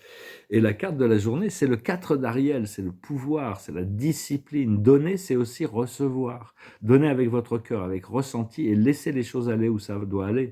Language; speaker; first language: French; native; French